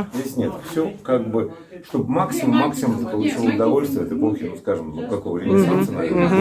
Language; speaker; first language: Russian; native; Russian